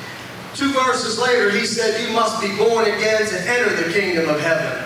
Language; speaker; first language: English; native; English